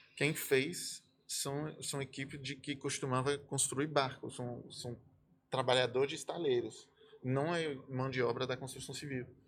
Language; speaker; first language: Portuguese; non-native, fluent; French